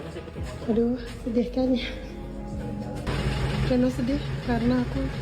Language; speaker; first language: Indonesian; non-native, fluent; French